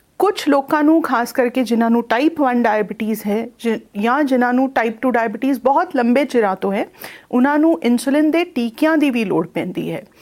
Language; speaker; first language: Punjabi; non-native, local second language; Hindi